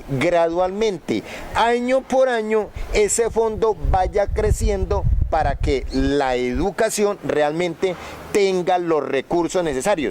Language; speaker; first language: Spanish; native; Spanish